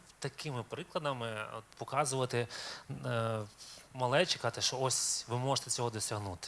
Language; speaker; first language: Ukrainian; native; Ukrainian